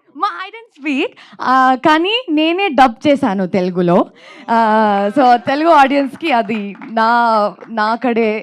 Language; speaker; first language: Telugu; non-native, learner; Kannada